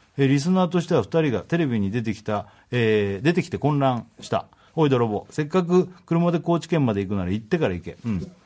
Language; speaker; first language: Japanese; native; Japanese